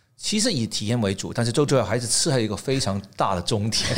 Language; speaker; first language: Chinese; non-native, fluent; Cantonese